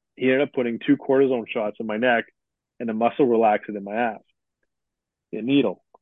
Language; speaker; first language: English; native; English